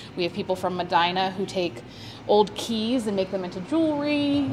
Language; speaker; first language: English; native; English